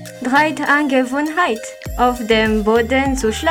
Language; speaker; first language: German; non-native, learner; Malagasy